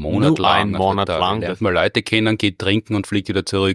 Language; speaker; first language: German; native; German